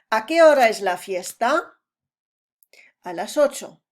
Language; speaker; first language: Spanish; non-native, fluent; English